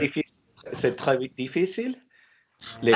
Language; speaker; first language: French; non-native, learner; English